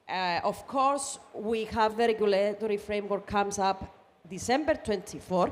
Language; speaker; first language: English; non-native, fluent; Greek